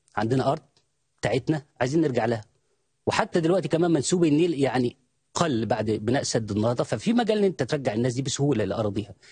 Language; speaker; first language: Arabic; native; Arabic